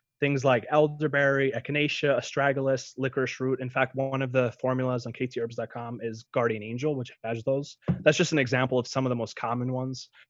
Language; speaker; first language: English; early bilingual, other home language; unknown